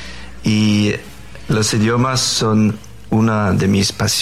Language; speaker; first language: Spanish; non-native, learner; Faroese